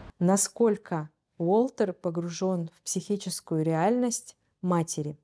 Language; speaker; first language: Russian; native; Russian